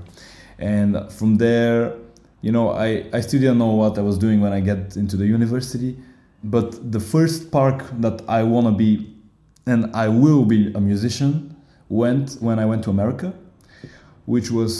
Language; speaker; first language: English; non-native, fluent; Bulgarian